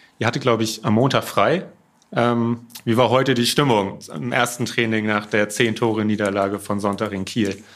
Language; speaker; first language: German; native; German